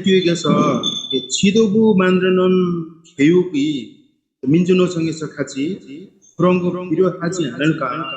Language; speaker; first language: Korean; non-native, fluent; Nepali